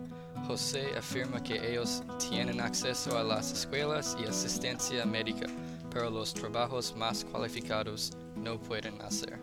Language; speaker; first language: Spanish; non-native, learner; English